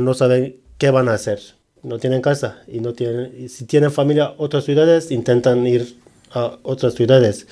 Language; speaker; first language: Spanish; non-native, learner; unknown